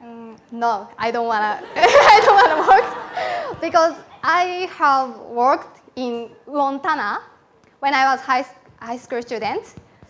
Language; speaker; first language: English; non-native, learner; Japanese